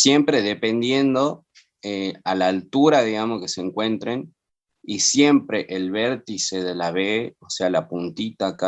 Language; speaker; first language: Spanish; native; Spanish